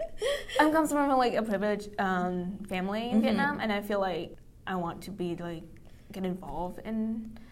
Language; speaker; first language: English; non-native, fluent; Vietnamese